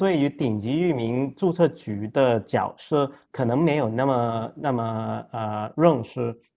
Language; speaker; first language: Chinese; non-native, local second language; Cantonese